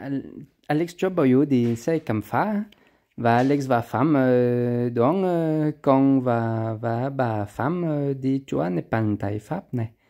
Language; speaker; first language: Vietnamese; non-native, learner; French